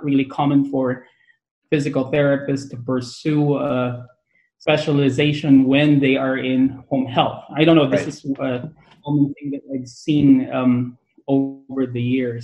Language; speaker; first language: English; non-native, local second language; Pangasinan